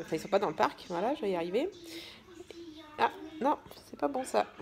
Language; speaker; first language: French; native; French